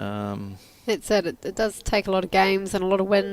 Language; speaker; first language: English; native; English